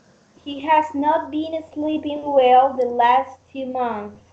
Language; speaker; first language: English; non-native, learner; Spanish